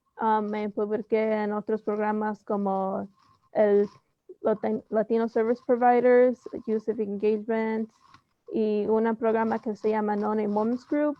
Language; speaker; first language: Spanish; early bilingual, heritage; Spanish